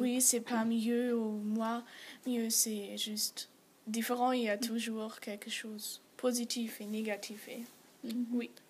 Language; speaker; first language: French; non-native, learner; German